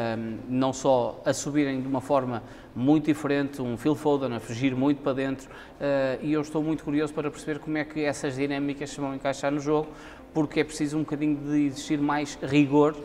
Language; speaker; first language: Portuguese; native; Portuguese